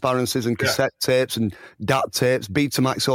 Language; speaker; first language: English; native; English